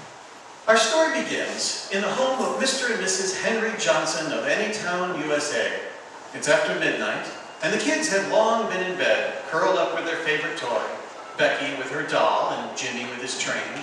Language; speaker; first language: English; native; English